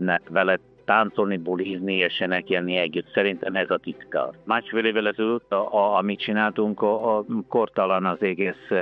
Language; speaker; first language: Hungarian; non-native, learner; Italian